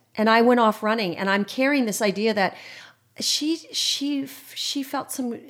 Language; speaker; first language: English; native; English